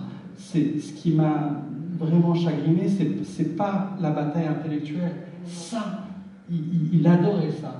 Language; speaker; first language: French; early bilingual, other home language; Arabic